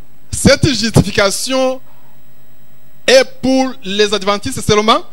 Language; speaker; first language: French; non-native, local second language; Kinyarwanda